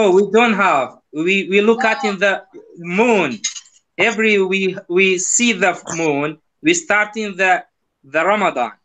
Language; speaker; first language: English; non-native, learner; Kurdish